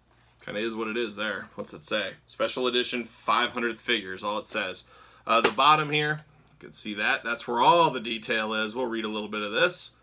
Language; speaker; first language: English; native; English